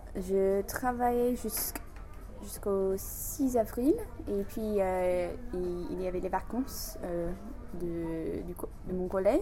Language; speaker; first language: French; non-native, fluent; English